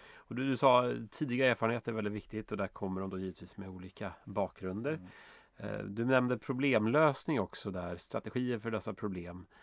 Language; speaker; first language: Swedish; native; Swedish